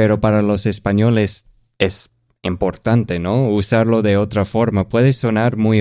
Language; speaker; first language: Spanish; non-native, fluent; English